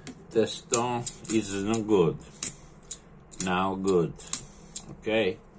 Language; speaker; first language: English; non-native, learner; Italian